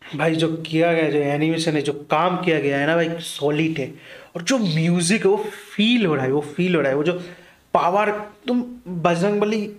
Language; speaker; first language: Hindi; non-native, local second language; Bangla